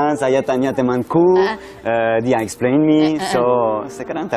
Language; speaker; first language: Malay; non-native, learner; French